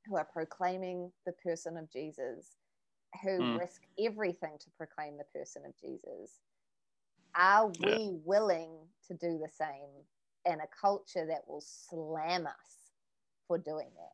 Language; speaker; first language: English; native; English